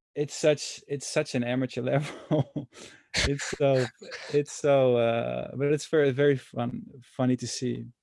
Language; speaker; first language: English; non-native, fluent; Dutch